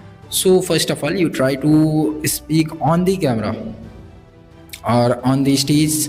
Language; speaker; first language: English; non-native, learner; Bhojpuri